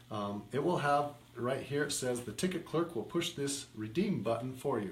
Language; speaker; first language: English; native; English